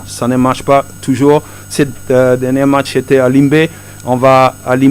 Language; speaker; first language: French; non-native, fluent; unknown